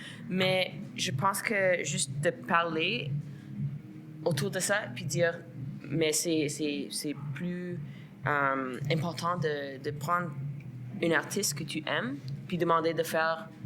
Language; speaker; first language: French; non-native, local second language; English